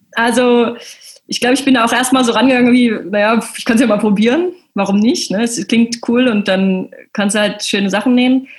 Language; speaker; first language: German; native; German